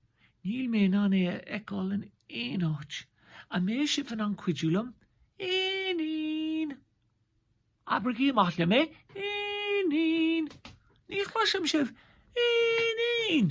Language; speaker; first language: Irish; non-native, local second language; English